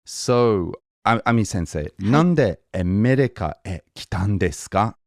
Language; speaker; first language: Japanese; non-native, fluent; English